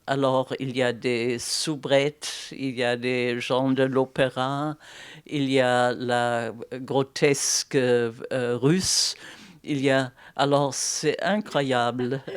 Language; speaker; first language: French; non-native, fluent; German